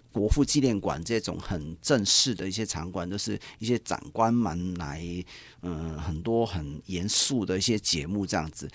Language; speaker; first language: Chinese; non-native, local second language; Cantonese